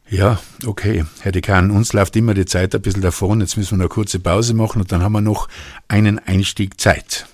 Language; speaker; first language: German; native; German